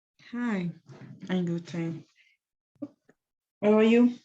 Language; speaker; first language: English; non-native, learner; Spanish